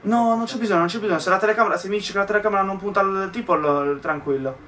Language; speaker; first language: Italian; native; Italian